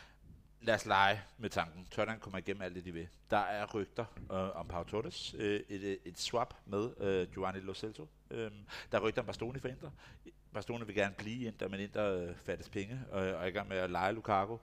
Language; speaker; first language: Danish; native; Danish